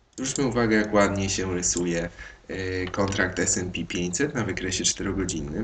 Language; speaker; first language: Polish; native; Polish